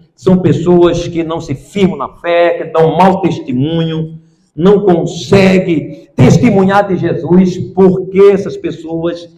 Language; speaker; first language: Portuguese; native; Portuguese